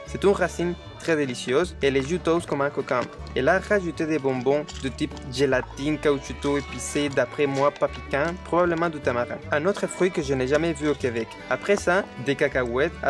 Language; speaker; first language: French; non-native, fluent; Spanish